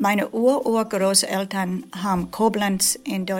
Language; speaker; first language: German; early bilingual, heritage; German